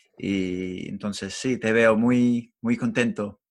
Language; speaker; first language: Spanish; non-native, fluent; English